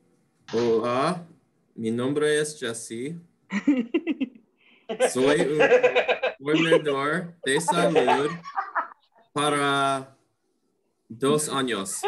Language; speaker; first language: Spanish; non-native, learner; English